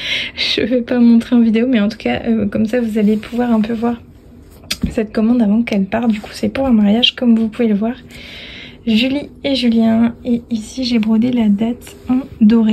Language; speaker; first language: French; native; French